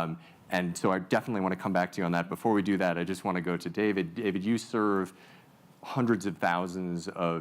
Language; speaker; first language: English; native; English